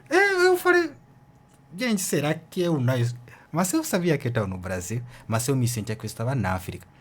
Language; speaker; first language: Portuguese; non-native, fluent; Ganda